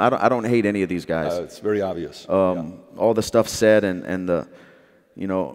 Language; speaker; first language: English; native; English